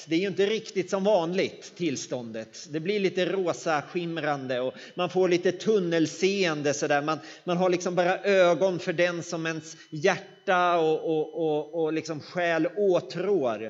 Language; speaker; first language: Swedish; native; Swedish